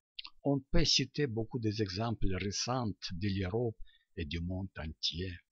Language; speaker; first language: French; non-native, learner; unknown